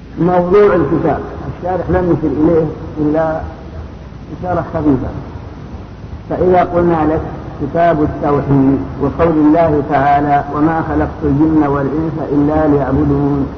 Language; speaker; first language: Arabic; native; Arabic